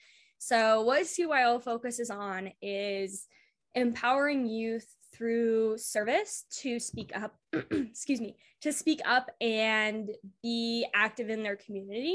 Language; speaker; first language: English; native; English